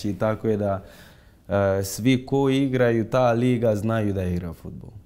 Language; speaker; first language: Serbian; non-native, fluent; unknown